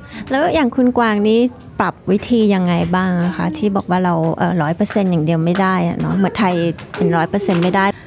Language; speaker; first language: Thai; native; Thai